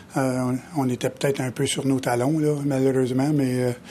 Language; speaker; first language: French; native; French